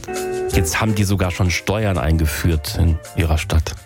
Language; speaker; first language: German; native; German